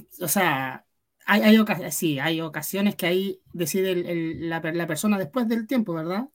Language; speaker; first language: Spanish; native; Spanish